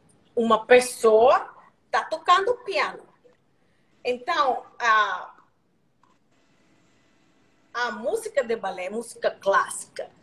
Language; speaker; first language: Portuguese; non-native, learner; Spanish